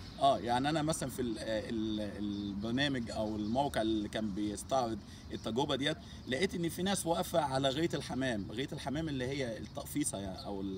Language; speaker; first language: Arabic; native; Arabic